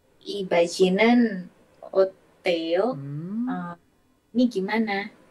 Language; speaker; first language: Korean; non-native, learner; Indonesian